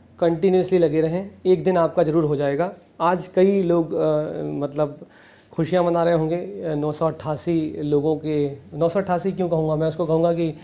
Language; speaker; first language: Hindi; native; Hindi